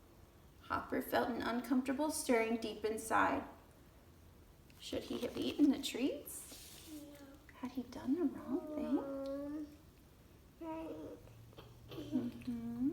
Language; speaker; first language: English; native; English